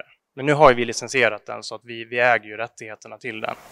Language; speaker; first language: Swedish; native; Swedish